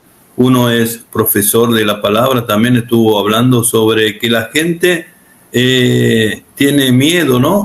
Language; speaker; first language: Spanish; non-native, fluent; Portuguese